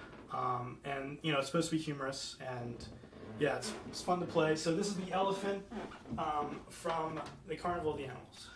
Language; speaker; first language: English; native; English